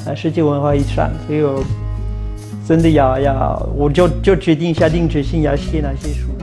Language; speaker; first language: Chinese; non-native, fluent; French